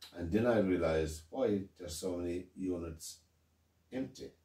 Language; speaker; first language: English; native; English